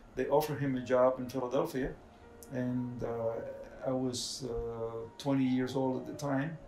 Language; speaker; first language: English; non-native, fluent; Spanish